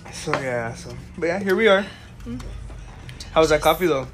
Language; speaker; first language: English; early bilingual, other home language; Spanish